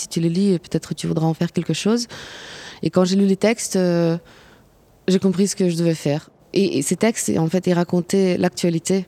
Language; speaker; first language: French; non-native, fluent; Ukrainian